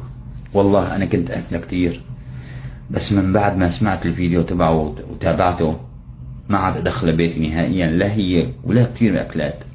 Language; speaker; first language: Arabic; native; Arabic